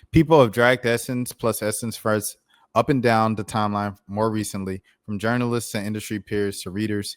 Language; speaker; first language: English; native; English